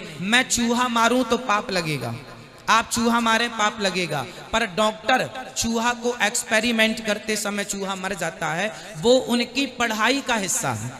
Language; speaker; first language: Hindi; native; Hindi